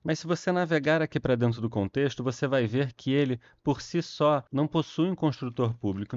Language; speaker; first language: Portuguese; native; Portuguese